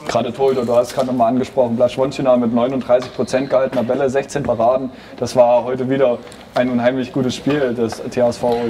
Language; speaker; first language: German; native; German